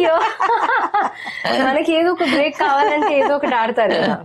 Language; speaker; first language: Telugu; native; Telugu